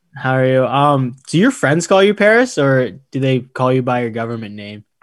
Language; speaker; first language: English; early bilingual, other home language; Filipino